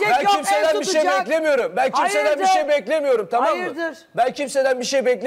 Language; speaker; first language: Turkish; native; Turkish